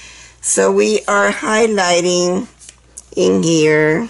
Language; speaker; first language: English; non-native, fluent; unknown